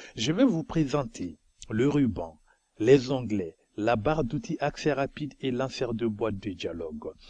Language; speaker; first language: French; non-native, local second language; Bambara